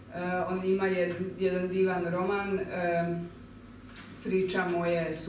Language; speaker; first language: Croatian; non-native, local second language; Hungarian